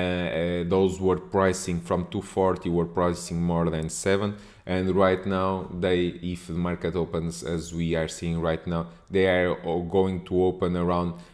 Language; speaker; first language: English; non-native, fluent; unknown